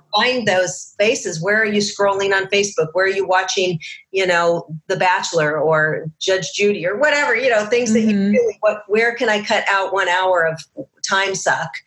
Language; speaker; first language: English; native; English